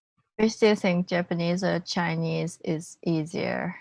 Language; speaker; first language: English; non-native, learner; Japanese